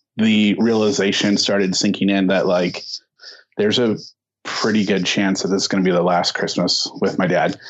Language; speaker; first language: English; native; English